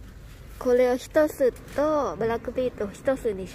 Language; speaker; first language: Japanese; non-native, fluent; Thai